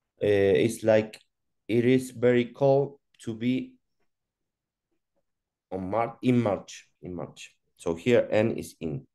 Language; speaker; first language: English; non-native, learner; Spanish